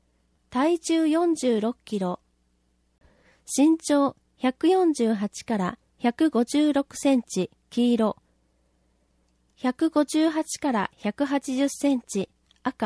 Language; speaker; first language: Japanese; native; Japanese